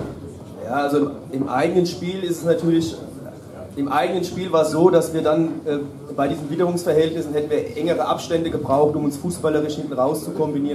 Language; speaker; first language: German; native; German